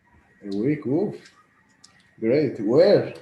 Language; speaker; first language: English; non-native, learner; Spanish